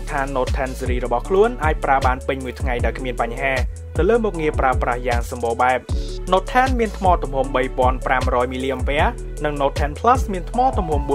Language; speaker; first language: Khmer; native; Khmer